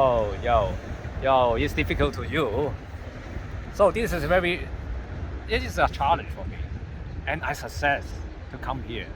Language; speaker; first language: English; non-native, learner; Cantonese